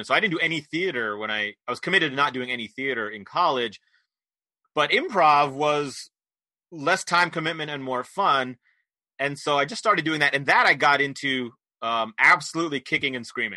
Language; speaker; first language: English; native; English